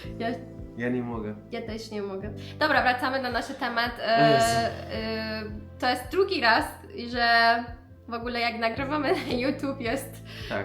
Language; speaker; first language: Polish; non-native, learner; Persian